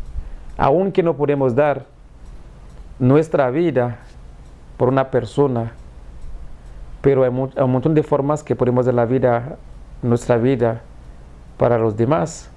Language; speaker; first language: Spanish; non-native, fluent; Haitian Creole